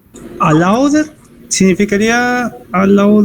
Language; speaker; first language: Spanish; native; Spanish